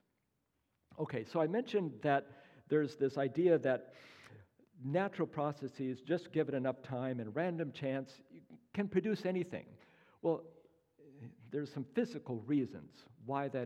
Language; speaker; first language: English; native; English